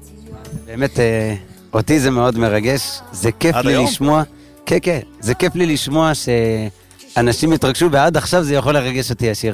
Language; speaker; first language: Hebrew; native; Hebrew